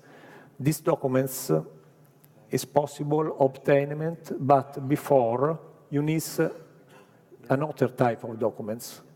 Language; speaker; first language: English; non-native, learner; Italian